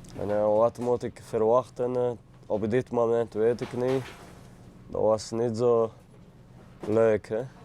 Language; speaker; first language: Dutch; non-native, learner; Chechen